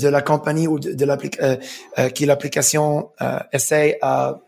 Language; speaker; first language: French; early bilingual, heritage; French